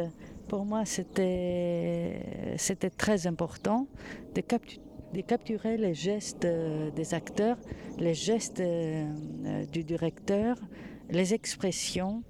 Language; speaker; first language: French; non-native, fluent; Greek